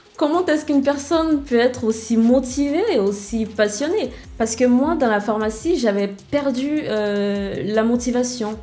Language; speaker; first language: French; non-native, fluent; English